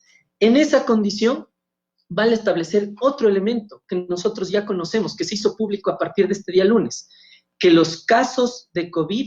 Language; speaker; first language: Spanish; native; Spanish